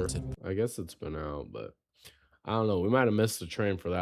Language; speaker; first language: English; native; English